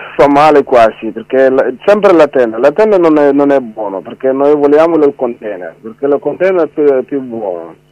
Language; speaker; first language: Italian; non-native, learner; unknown